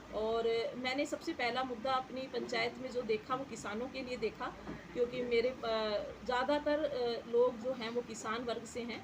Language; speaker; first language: Hindi; native; Hindi